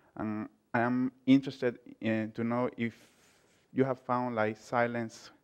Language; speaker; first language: English; non-native, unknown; Spanish